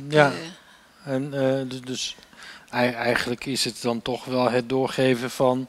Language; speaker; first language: Dutch; native; Dutch